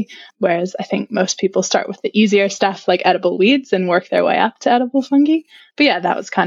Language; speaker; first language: English; native; English